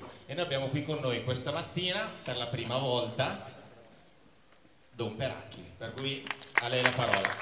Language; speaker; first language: Italian; native; Italian